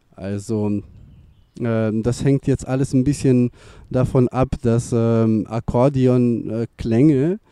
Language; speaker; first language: German; non-native, fluent; Serbian